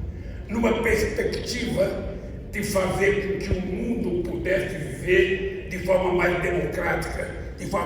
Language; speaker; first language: Portuguese; native; Portuguese